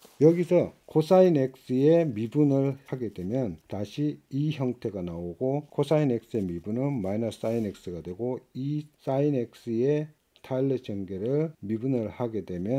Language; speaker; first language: Korean; native; Korean